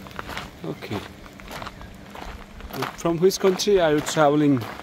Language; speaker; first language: English; non-native, learner; Nepali